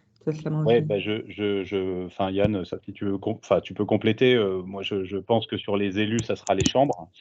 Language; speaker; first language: French; native; French